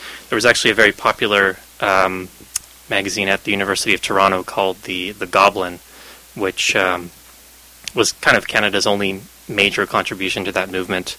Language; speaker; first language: English; native; English